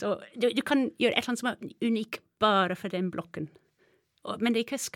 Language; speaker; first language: Norwegian; non-native, fluent; English